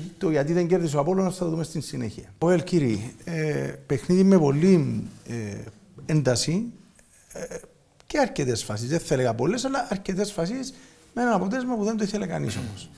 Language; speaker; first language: Greek; native; Greek